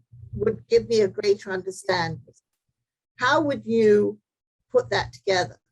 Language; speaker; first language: English; native; English